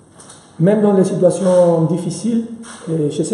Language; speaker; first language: French; non-native, fluent; Spanish